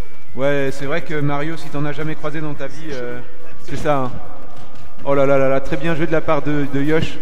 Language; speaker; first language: French; native; French